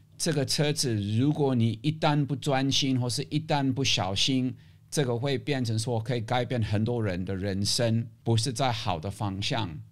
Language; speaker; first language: Chinese; non-native, fluent; English